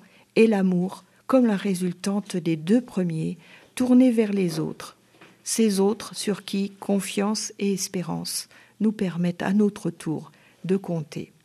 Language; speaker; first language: French; native; French